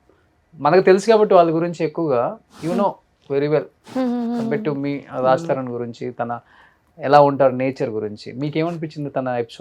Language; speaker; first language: Telugu; native; Telugu